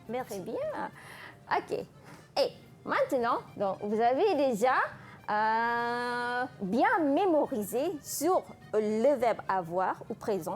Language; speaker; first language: French; non-native, fluent; Malay